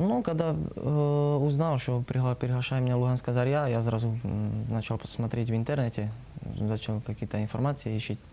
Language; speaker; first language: Russian; non-native, learner; Slovak